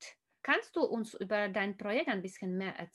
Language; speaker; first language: German; non-native, fluent; Slovak